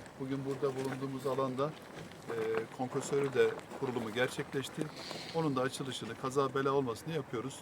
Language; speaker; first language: Turkish; native; Turkish